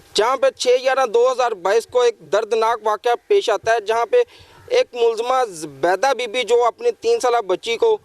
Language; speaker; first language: Urdu; non-native, local second language; Punjabi